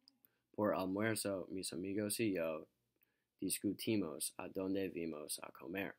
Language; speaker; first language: Spanish; non-native, learner; English